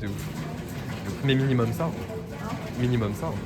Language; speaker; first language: French; native; French